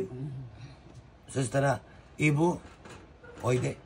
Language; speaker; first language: Japanese; non-native, learner; Filipino